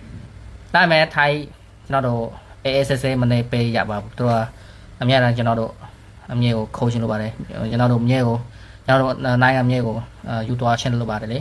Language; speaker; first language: Burmese; non-native, learner; Khmer